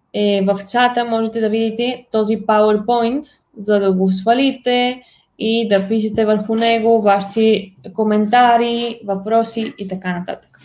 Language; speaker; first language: Bulgarian; non-native, fluent; Spanish